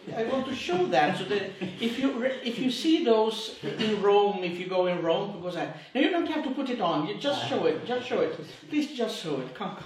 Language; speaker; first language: English; non-native, fluent; Swedish